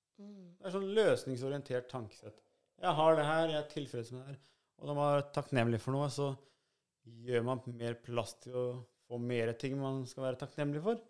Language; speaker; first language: Norwegian; early bilingual, other home language; Albanian